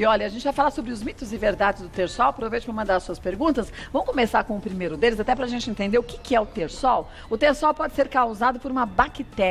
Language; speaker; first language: Portuguese; native; Portuguese